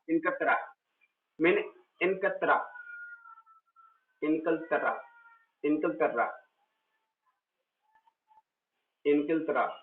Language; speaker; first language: Arabic; non-native, fluent; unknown